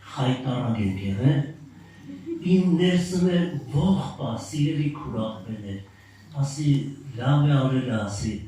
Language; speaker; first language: Armenian; native; Armenian